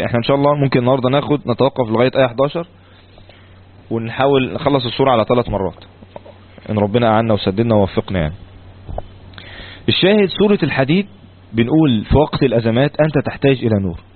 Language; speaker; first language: Arabic; native; Arabic